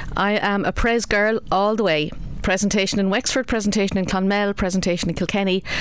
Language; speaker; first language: English; native; English